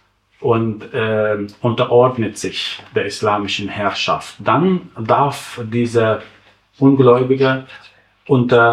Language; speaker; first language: German; non-native, fluent; Arabic